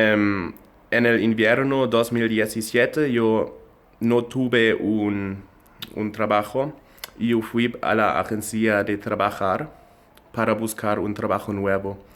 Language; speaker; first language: Spanish; non-native, learner; German